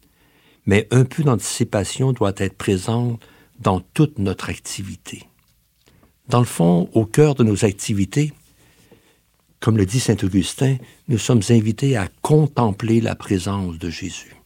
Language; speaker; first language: French; native; French